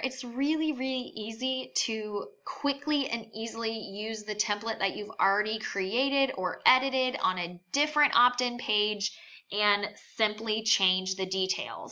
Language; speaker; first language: English; native; English